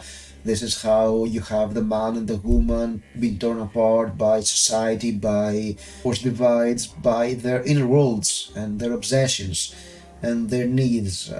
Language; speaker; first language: English; non-native, fluent; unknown